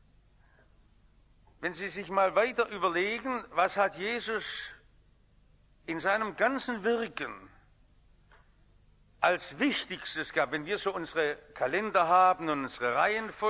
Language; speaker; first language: German; native; German